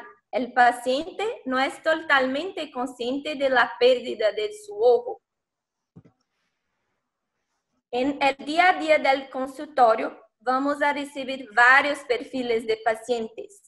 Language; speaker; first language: Spanish; non-native, fluent; Portuguese